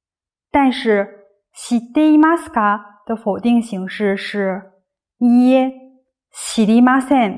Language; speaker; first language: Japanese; non-native, fluent; Chinese